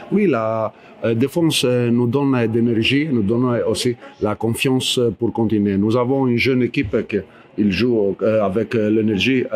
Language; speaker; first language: French; non-native, fluent; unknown